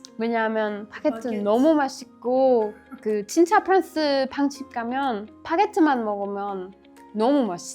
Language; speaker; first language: Korean; non-native, learner; French